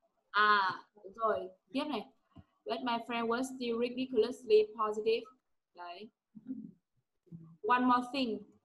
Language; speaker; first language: English; non-native, fluent; Vietnamese